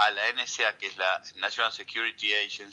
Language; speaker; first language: Spanish; native; Spanish